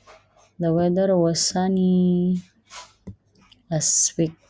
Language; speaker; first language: English; non-native, fluent; Indonesian